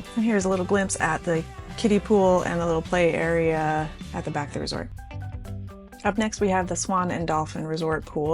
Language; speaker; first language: English; native; English